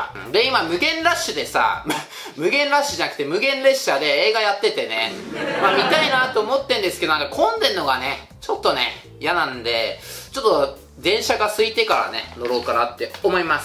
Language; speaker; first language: Japanese; native; Japanese